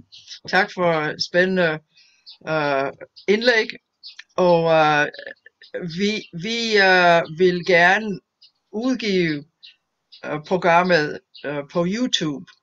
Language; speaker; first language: Danish; non-native, fluent; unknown